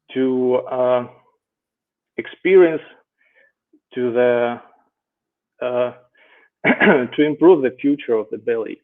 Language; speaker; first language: English; non-native, fluent; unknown